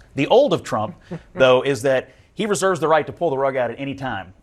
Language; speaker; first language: English; native; English